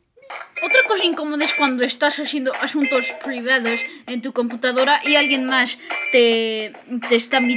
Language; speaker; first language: Spanish; native; Spanish